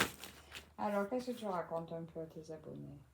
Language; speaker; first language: French; native; French